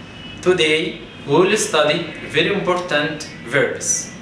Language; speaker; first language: English; non-native, fluent; Arabic